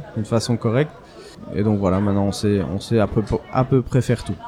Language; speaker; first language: French; native; French